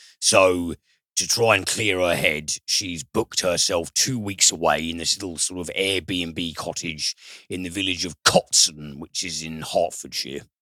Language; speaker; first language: English; native; English